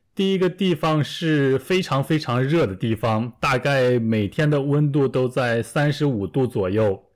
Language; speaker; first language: Chinese; native; Chinese